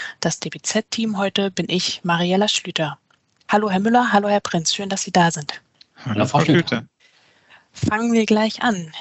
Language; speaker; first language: German; native; German